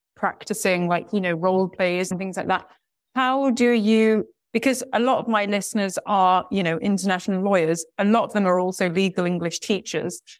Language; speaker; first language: English; native; English